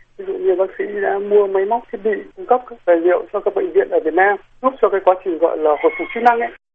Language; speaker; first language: Vietnamese; native; Vietnamese